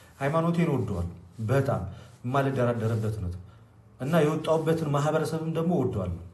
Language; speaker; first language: Amharic; non-native, local second language; Oromo